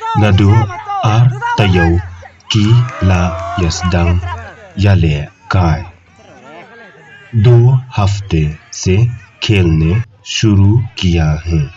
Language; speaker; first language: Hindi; non-native, local second language; Khasi